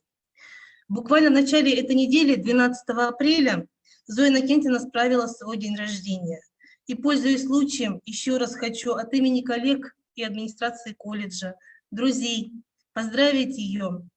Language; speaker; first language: Russian; native; Russian